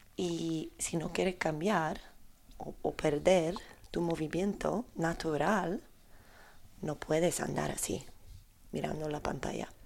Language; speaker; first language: Spanish; non-native, learner; Polish